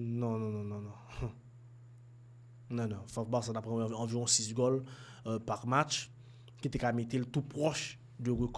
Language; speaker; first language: French; non-native, local second language; Haitian Creole